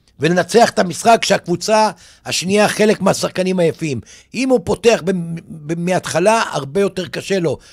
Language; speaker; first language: Hebrew; native; Hebrew